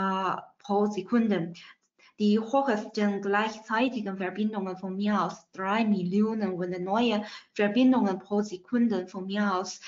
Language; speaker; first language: German; non-native, fluent; Chinese